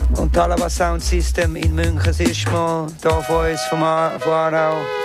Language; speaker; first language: German; native; German